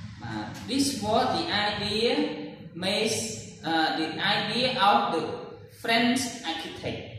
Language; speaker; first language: English; non-native, learner; Khmer